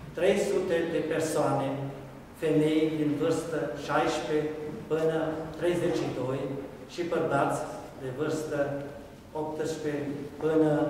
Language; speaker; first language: Romanian; non-native, local second language; German